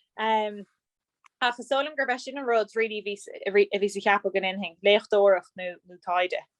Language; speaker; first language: Irish; native; Irish